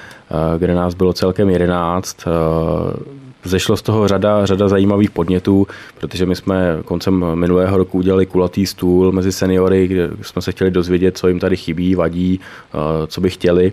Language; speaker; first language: Czech; native; Czech